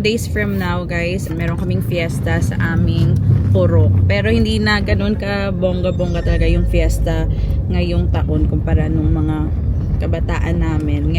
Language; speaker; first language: Filipino; non-native, local second language; Hiligaynon